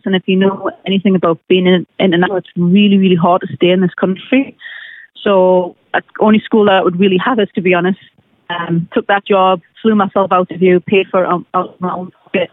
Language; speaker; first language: English; native; English